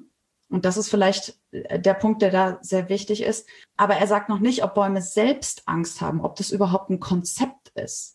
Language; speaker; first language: German; native; German